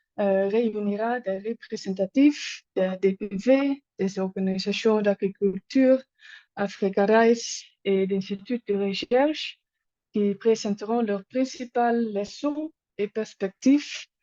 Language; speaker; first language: French; non-native, learner; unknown